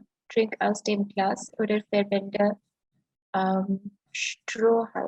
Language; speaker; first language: German; non-native, learner; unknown